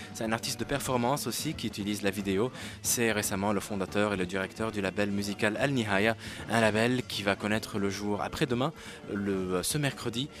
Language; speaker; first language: French; non-native, local second language; Arabic